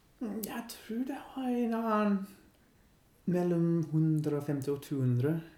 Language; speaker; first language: Norwegian; non-native, learner; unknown